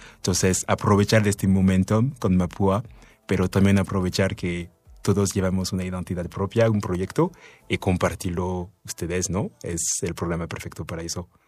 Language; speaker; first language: Spanish; non-native, fluent; French